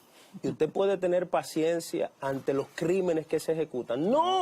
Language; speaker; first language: Spanish; native; Spanish